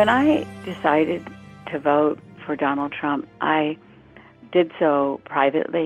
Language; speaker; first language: English; early bilingual, other home language; Urdu